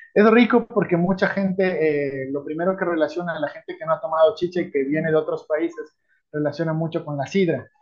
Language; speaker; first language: Spanish; native; Spanish